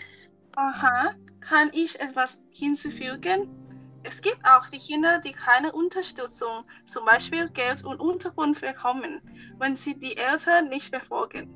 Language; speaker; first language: German; non-native, learner; Thai